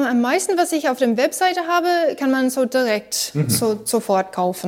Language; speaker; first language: German; non-native, learner; English